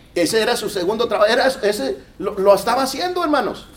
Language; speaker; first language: Spanish; early bilingual, heritage; Spanish